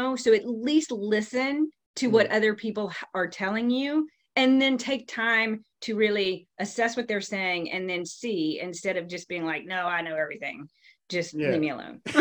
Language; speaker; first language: English; native; English